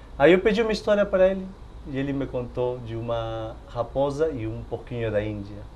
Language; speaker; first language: Portuguese; non-native, fluent; Spanish